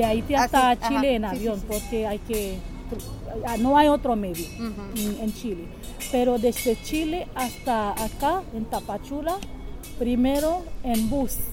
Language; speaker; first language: Spanish; non-native, learner; Haitian Creole